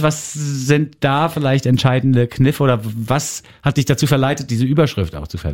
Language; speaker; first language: German; native; German